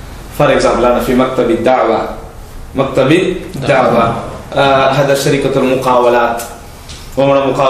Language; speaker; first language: Arabic; non-native, fluent; Tamil